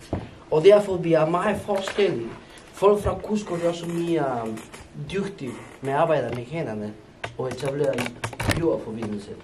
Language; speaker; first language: Danish; non-native, fluent; Spanish